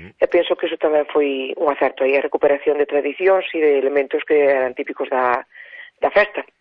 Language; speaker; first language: Galician; native; Galician